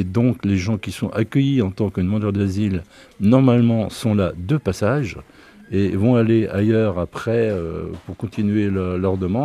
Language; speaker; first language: French; native; French